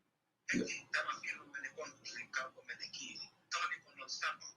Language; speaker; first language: Finnish; non-native, learner; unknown